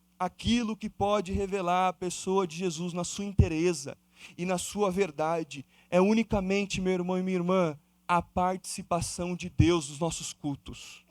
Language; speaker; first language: Portuguese; native; Portuguese